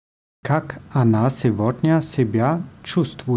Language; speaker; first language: Russian; non-native, learner; German